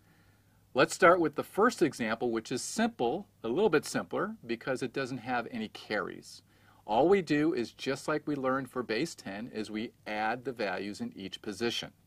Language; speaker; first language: English; native; English